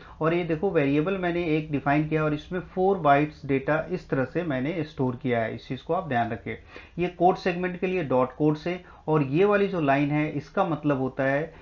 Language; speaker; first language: Hindi; native; Hindi